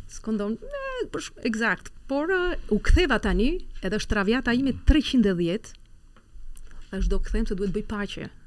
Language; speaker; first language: Albanian; native; Albanian